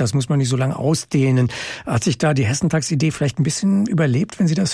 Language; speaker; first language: German; native; German